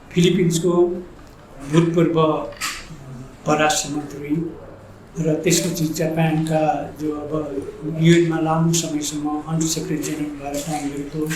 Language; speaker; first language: Nepali; native; Nepali